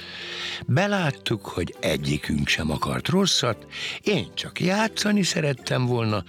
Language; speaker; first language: Hungarian; native; Hungarian